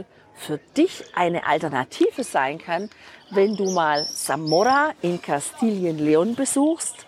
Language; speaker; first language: German; native; German